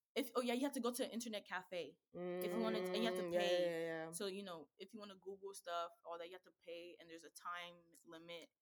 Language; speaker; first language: English; native; English